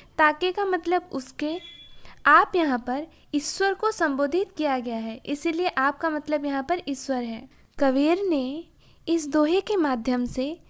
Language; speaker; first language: Hindi; non-native, local second language; Odia